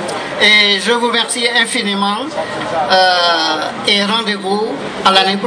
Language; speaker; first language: French; non-native, fluent; Vietnamese